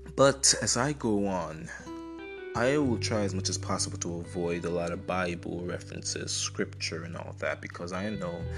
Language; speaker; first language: English; non-native, local second language; Igbo